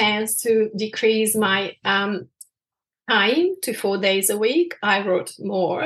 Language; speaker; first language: English; non-native, fluent; Bosnian